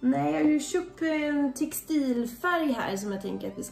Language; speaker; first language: Swedish; native; Swedish